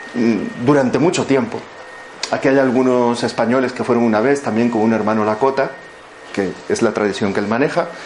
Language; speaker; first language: Spanish; native; Spanish